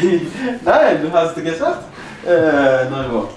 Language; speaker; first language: German; non-native, learner; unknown